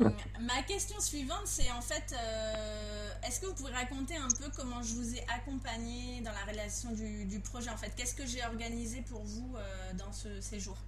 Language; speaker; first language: French; native; French